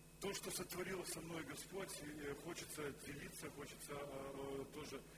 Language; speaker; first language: Russian; non-native, local second language; Lithuanian